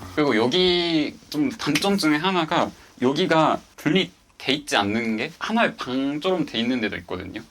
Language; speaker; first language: Korean; non-native, fluent; Japanese